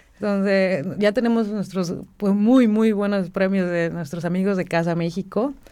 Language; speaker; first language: Spanish; native; Spanish